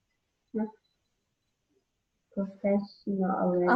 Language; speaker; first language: English; non-native, learner; Vietnamese